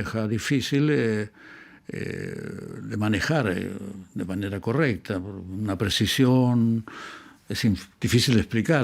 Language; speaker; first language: Spanish; native; Spanish